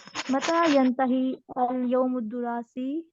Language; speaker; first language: Arabic; non-native, learner; Urdu